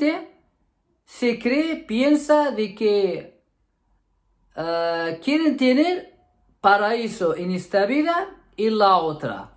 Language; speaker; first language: Spanish; non-native, fluent; Arabic